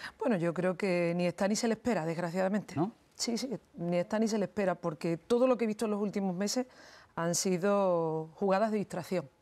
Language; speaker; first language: Spanish; native; Spanish